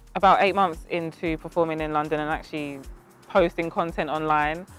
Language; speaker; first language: English; native; English